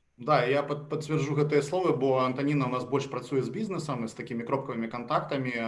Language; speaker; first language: Belarusian; non-native, local second language; Russian